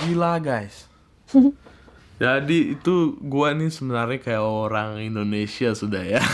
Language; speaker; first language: Indonesian; early bilingual, other home language; Russian